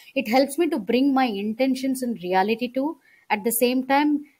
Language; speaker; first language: English; non-native, local second language; Gujarati